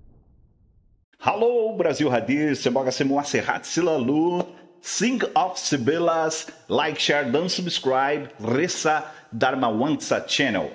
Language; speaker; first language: Indonesian; non-native, fluent; Portuguese